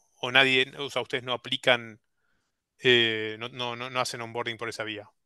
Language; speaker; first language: Spanish; native; Spanish